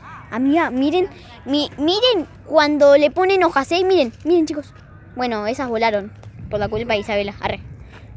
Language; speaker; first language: Spanish; native; Spanish